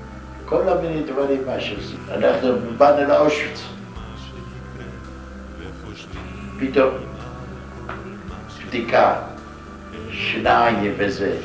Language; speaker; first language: Hebrew; non-native, fluent; Yiddish